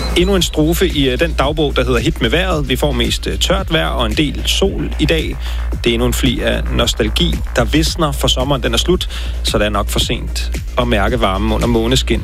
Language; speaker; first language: Danish; native; Danish